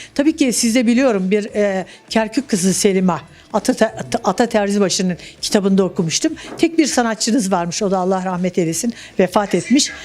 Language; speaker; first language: Turkish; native; Turkish